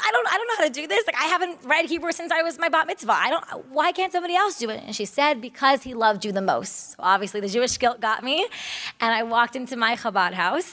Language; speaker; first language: English; native; English